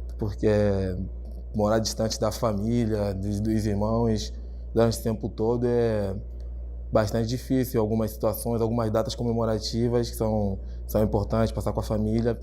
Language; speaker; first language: Portuguese; native; Portuguese